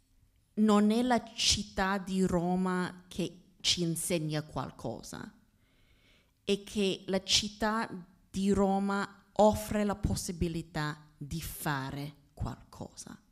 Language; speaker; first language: Italian; non-native, fluent; English